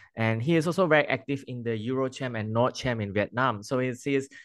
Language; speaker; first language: English; non-native, local second language; Chinese